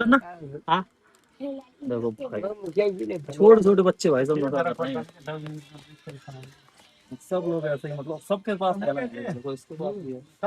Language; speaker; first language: Hindi; native; Hindi